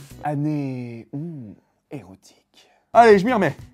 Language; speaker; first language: French; native; French